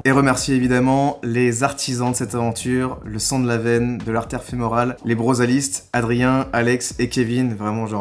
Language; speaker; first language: French; native; French